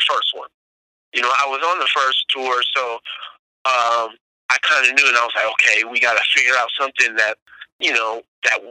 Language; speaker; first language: English; native; English